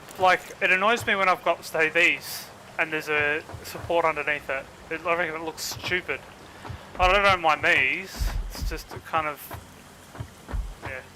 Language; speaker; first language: English; native; English